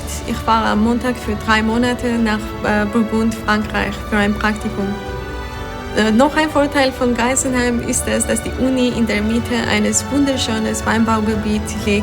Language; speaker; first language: German; non-native, fluent; Armenian